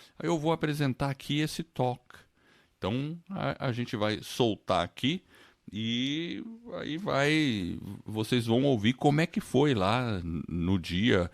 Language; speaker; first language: Portuguese; non-native, fluent; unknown